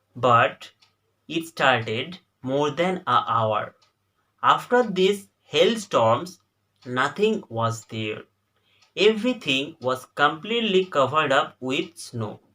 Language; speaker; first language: English; non-native, local second language; Bangla